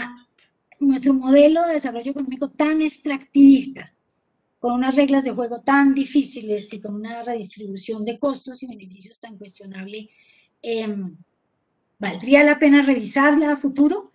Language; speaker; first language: Spanish; native; Spanish